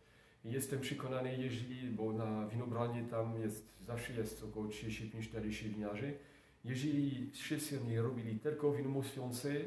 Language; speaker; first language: Polish; non-native, learner; French